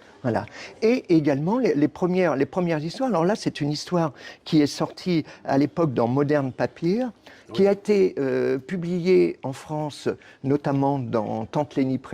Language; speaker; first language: French; native; French